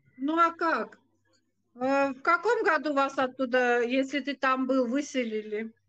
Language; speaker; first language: Russian; native; Russian